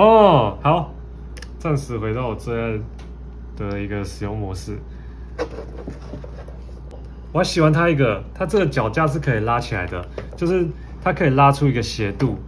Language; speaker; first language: Chinese; native; Chinese